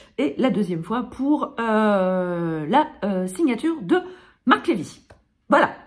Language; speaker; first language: French; native; French